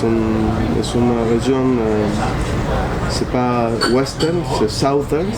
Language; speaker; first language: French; non-native, fluent; Spanish